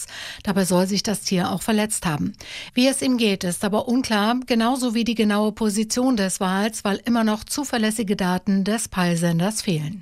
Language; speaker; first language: German; native; German